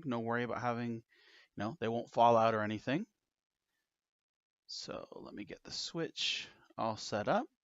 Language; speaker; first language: English; native; English